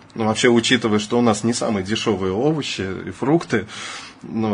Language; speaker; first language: Russian; native; Russian